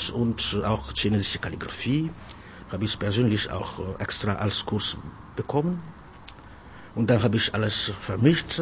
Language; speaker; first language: German; non-native, fluent; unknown